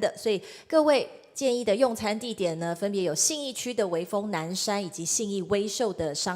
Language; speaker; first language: Chinese; native; Chinese